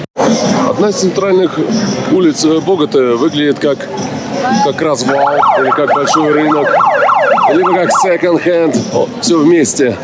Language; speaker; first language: Russian; native; Russian